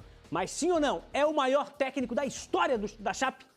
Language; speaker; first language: Portuguese; native; Portuguese